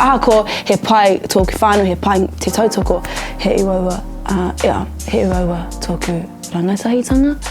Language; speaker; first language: Māori; non-native, local second language; English